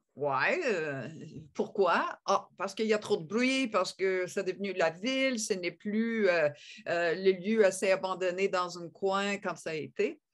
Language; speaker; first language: French; native; French